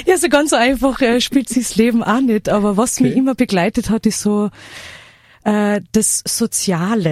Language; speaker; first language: German; native; German